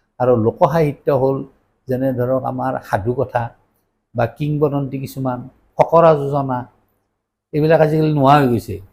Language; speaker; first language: Assamese; native; Assamese